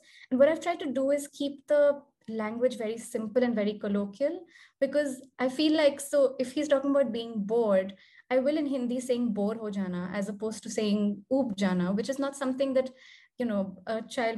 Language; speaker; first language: English; non-native, local second language; Hindi